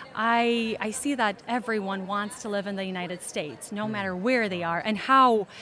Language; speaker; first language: English; early bilingual, other home language; Russian